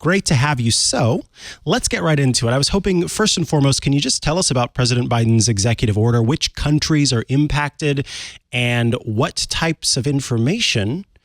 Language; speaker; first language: English; native; English